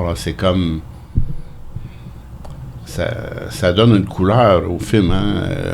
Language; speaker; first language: French; native; French